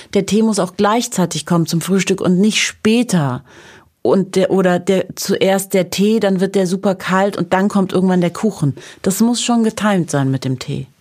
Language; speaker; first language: German; native; German